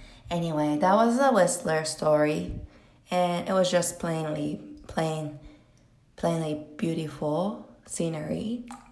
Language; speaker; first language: English; non-native, fluent; Japanese